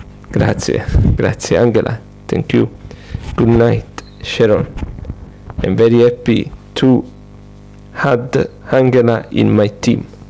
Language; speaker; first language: English; non-native, learner; Italian